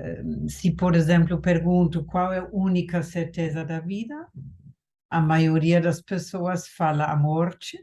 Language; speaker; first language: Portuguese; non-native, fluent; German